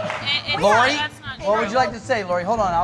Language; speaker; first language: English; native; English